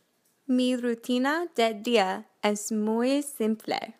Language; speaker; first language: Spanish; non-native, learner; English